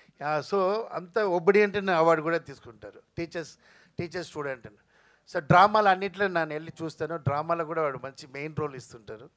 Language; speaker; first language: Telugu; non-native, local second language; Tamil